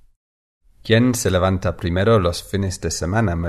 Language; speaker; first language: Spanish; non-native, fluent; English